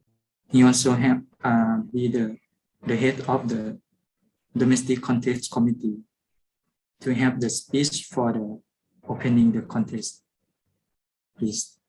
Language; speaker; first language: English; non-native, fluent; Lao